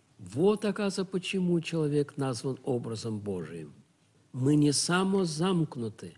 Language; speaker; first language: Russian; native; Russian